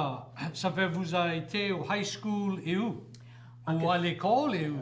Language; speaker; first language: French; native; French